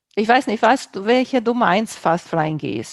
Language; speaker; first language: German; non-native, fluent; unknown